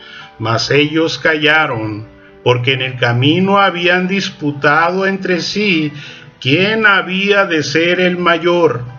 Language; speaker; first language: Spanish; native; Spanish